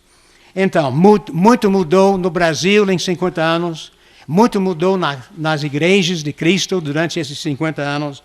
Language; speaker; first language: Portuguese; non-native, fluent; English